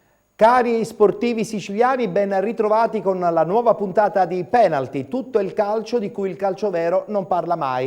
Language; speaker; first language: Italian; native; Italian